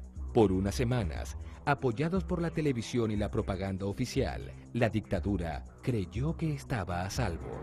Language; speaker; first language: Spanish; native; Spanish